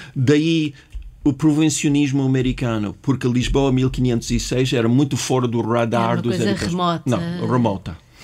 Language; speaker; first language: Portuguese; non-native, fluent; English